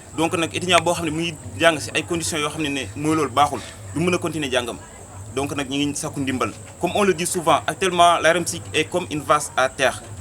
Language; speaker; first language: Wolof; non-native, local second language; Fula